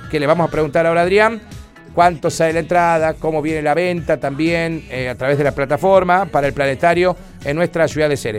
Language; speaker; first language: Spanish; native; Spanish